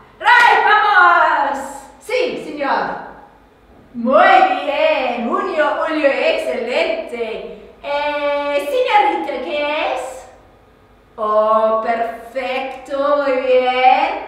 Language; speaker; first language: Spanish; non-native, learner; English